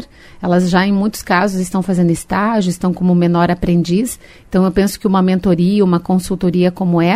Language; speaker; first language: Portuguese; native; Portuguese